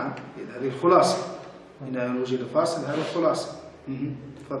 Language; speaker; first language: Arabic; native; Arabic